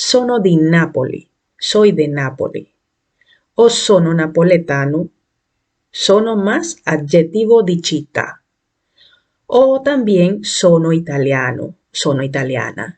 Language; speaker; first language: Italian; non-native, fluent; Spanish